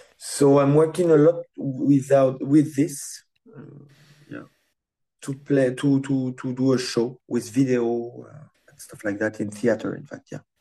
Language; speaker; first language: English; non-native, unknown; French